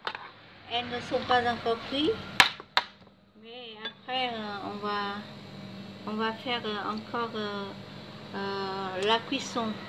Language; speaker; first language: French; non-native, fluent; Vietnamese